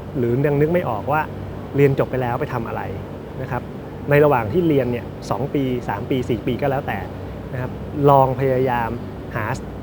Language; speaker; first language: Thai; native; Thai